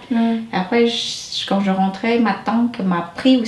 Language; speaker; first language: French; non-native, learner; Vietnamese